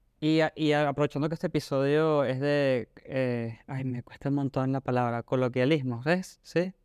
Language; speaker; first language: Spanish; native; Spanish